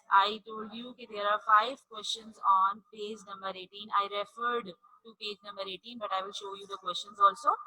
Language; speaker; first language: English; non-native, local second language; Urdu